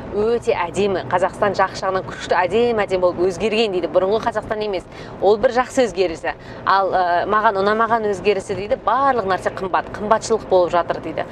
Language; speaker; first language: Kazakh; native; Kazakh